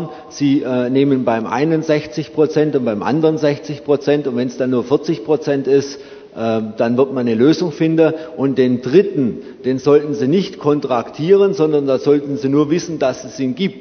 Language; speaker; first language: German; native; German